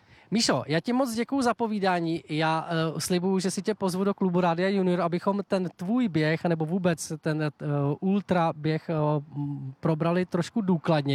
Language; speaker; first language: Czech; native; Czech